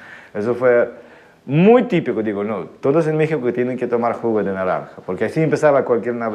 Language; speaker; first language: Spanish; non-native, fluent; Ukrainian